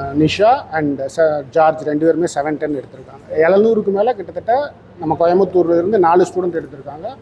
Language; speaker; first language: Tamil; native; Tamil